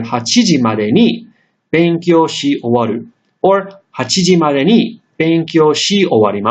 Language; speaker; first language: Japanese; non-native, fluent; English